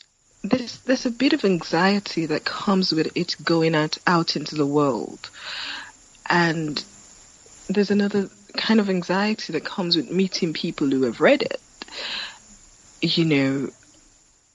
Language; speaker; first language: English; non-native, local second language; Yoruba